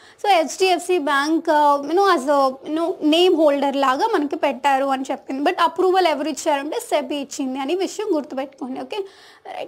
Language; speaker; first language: English; non-native, local second language; Telugu